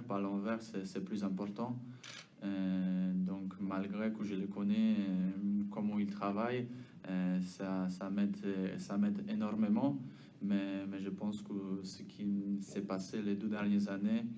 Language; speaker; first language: French; non-native, fluent; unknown